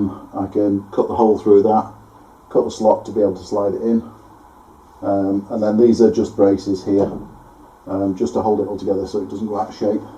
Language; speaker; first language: English; native; English